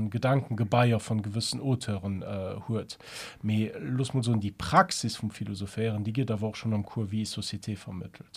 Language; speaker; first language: Luxembourgish; early bilingual, other home language; German